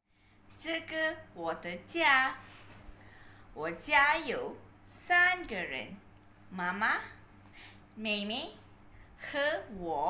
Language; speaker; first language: Chinese; non-native, learner; Malay